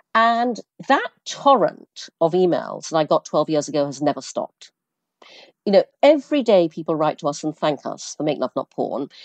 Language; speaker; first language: English; early bilingual, other home language; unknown